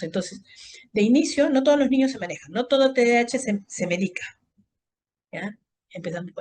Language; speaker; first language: Spanish; native; Spanish